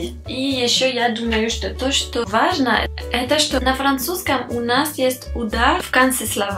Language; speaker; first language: Russian; non-native, fluent; French